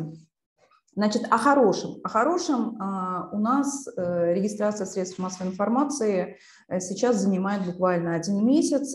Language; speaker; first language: Russian; non-native, local second language; Uzbek